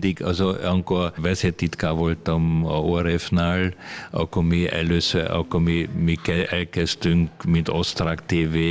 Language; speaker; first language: Hungarian; early bilingual, heritage; Hungarian